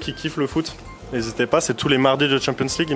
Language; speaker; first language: French; native; French